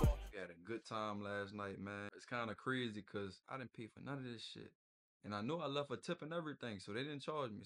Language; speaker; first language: English; native; English